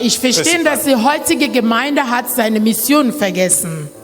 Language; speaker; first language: German; non-native, learner; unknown